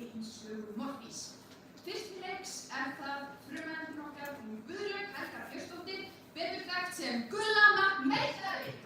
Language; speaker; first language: Icelandic; native; Icelandic